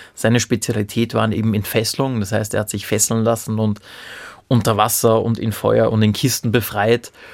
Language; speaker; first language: German; native; German